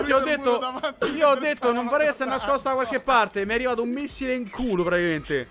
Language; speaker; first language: Italian; native; Italian